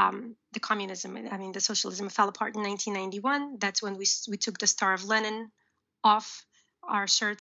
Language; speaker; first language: English; early bilingual, other home language; Uzbek